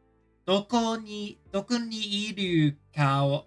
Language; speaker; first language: Japanese; non-native, learner; English